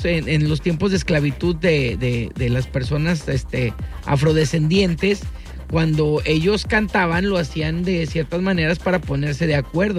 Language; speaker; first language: Spanish; native; Spanish